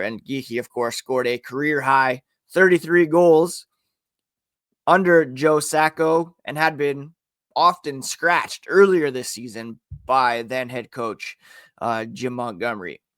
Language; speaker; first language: English; native; English